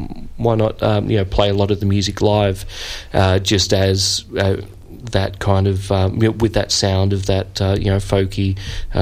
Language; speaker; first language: English; native; English